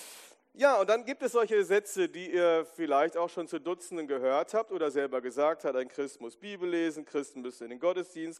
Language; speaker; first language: German; native; German